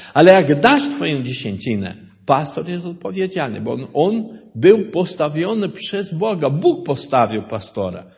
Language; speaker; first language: Polish; non-native, learner; Portuguese